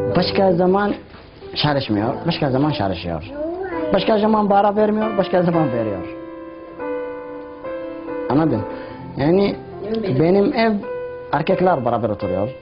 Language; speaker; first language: Turkish; non-native, learner; Somali